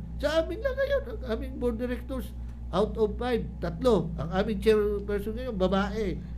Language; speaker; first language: Filipino; non-native, local second language; Masbatenyo